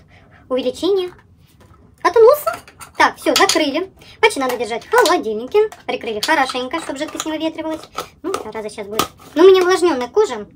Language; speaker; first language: Russian; native; Russian